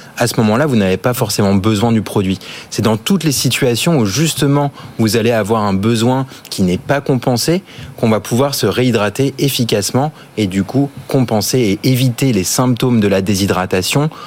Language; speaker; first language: French; early bilingual, other home language; English